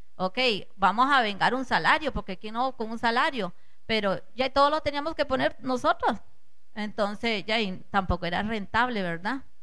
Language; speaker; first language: Spanish; native; Spanish